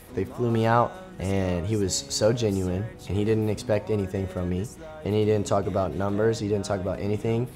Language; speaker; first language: English; native; English